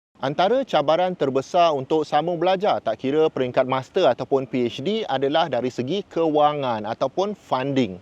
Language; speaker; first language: Malay; native; Malay